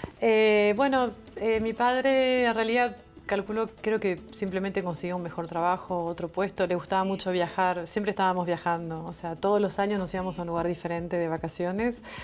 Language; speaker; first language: Spanish; non-native, fluent; French